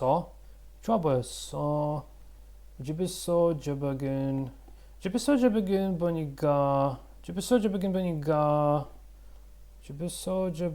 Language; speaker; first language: Korean; non-native, learner; Russian